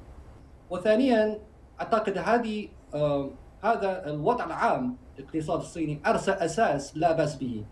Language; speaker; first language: Arabic; non-native, fluent; Chinese